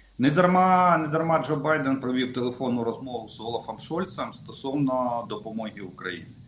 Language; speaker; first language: Ukrainian; non-native, local second language; Russian